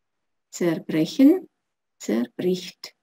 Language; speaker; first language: German; non-native, fluent; Russian